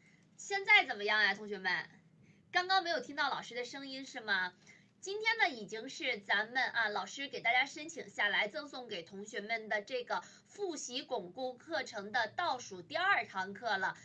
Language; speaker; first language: Chinese; native; Chinese